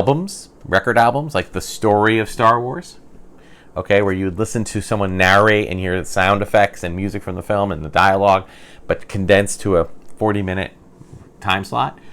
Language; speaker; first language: English; native; English